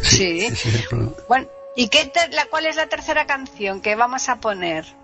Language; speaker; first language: Spanish; native; Spanish